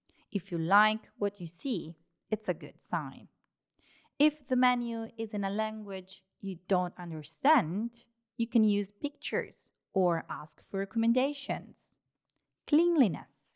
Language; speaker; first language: English; non-native, fluent; Italian